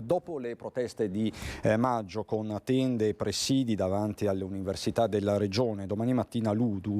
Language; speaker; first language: Italian; native; Italian